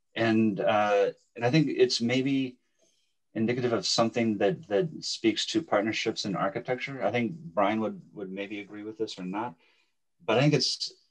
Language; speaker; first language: English; native; English